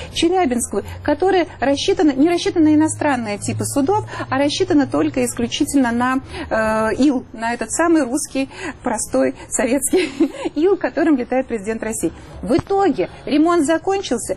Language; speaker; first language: Russian; native; Russian